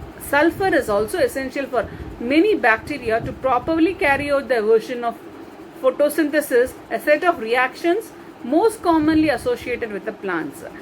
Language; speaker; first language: English; non-native, local second language; Tamil